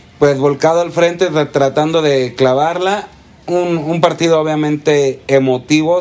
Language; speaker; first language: Spanish; native; Spanish